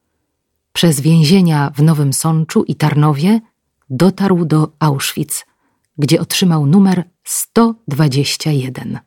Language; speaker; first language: Polish; native; Polish